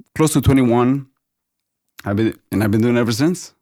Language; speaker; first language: English; non-native, fluent; Spanish